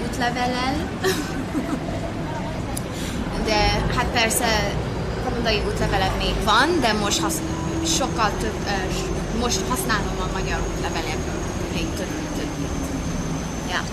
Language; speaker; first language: Hungarian; early bilingual, heritage; Hungarian